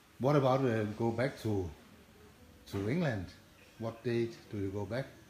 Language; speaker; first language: English; non-native, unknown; Danish